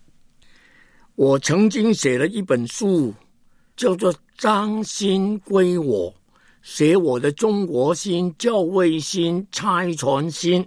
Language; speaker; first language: Chinese; non-native, local second language; Cantonese